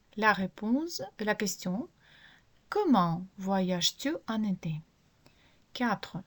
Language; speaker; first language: French; non-native, fluent; Ukrainian